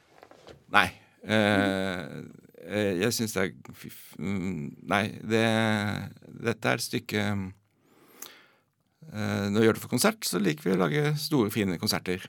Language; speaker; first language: Norwegian; native; Norwegian